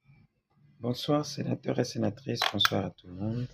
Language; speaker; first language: French; non-native, local second language; Lingala